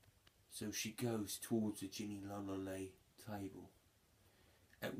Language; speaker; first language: English; native; English